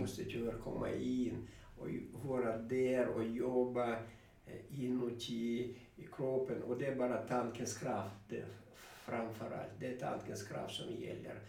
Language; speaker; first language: Swedish; non-native, fluent; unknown